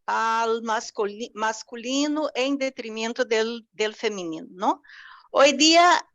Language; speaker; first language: Spanish; non-native, fluent; Portuguese